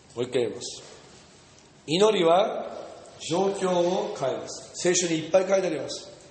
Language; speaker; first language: Japanese; non-native, fluent; English